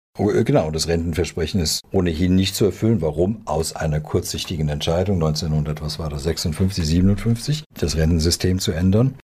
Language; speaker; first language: German; early bilingual, other home language; Serbian